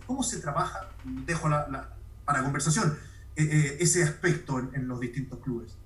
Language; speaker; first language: Spanish; native; Spanish